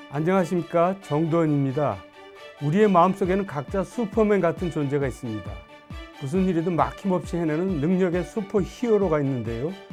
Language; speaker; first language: Korean; native; Korean